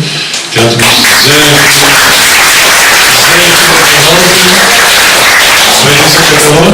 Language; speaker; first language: German; non-native, fluent; Bulgarian